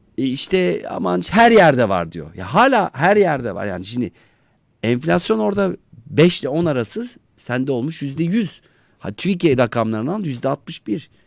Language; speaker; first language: Turkish; native; Turkish